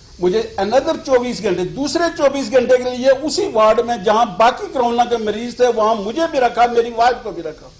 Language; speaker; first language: Urdu; non-native, local second language; Pahari-Potwari